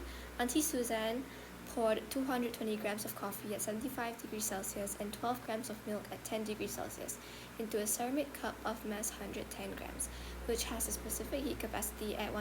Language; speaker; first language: English; non-native, local second language; Malay